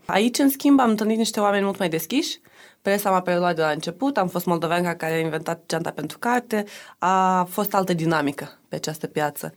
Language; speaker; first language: Romanian; native; Romanian